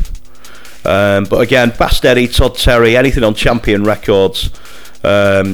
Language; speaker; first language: English; native; English